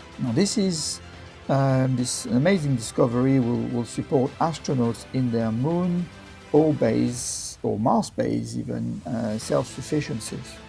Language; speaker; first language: English; non-native, fluent; French